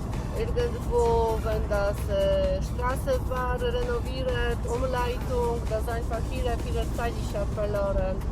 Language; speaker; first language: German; non-native, learner; Polish